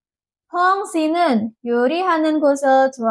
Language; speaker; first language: Korean; non-native, fluent; Indonesian